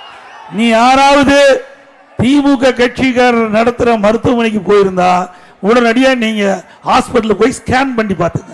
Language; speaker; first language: Tamil; native; Tamil